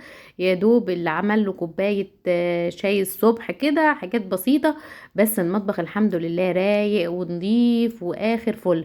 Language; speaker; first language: Arabic; native; Arabic